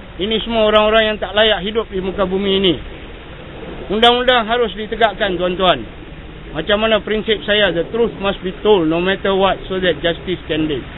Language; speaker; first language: Malay; native; Malay